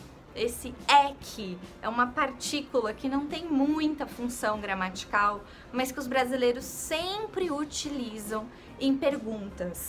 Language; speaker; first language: Portuguese; native; Portuguese